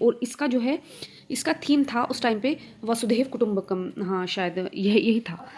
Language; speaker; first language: Hindi; native; Hindi